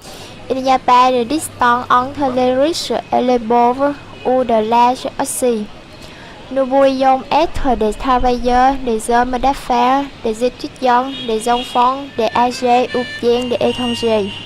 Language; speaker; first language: French; non-native, local second language; Vietnamese